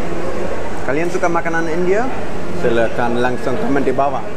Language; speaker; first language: Indonesian; non-native, fluent; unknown